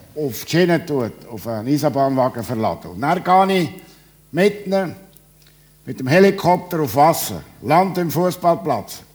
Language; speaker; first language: German; native; German